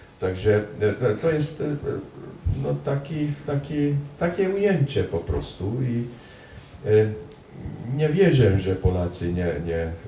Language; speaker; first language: Polish; non-native, fluent; Hungarian